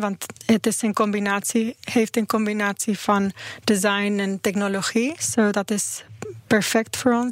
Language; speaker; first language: Dutch; non-native, learner; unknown